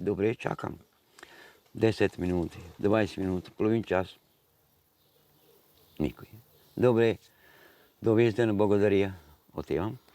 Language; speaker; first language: Bulgarian; non-native, learner; Italian